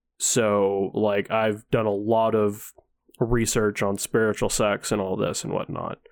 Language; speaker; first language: English; early bilingual, other home language; Danish